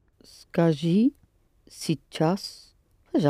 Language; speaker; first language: Russian; non-native, learner; English